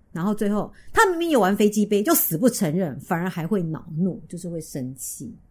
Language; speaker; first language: Chinese; native; Chinese